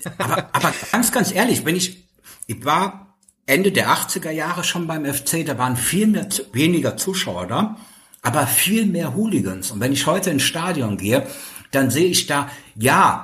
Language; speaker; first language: German; native; German